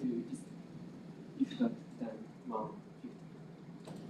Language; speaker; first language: English; non-native, local second language; Japanese